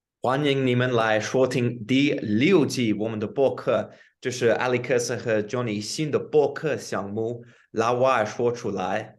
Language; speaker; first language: Chinese; non-native, fluent; English